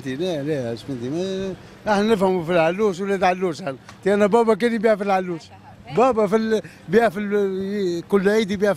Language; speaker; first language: Arabic; native; Arabic